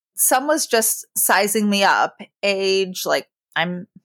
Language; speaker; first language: English; native; English